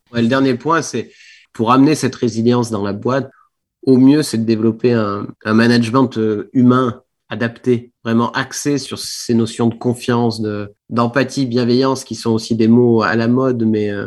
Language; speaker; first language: French; native; French